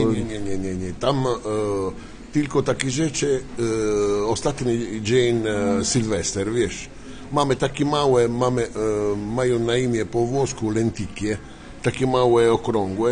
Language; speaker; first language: Polish; non-native, learner; Italian